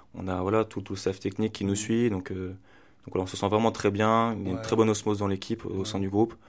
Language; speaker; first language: French; native; French